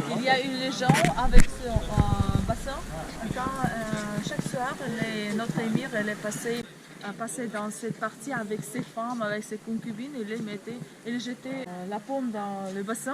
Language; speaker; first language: French; non-native, learner; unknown